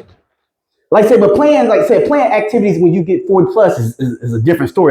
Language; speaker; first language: English; native; English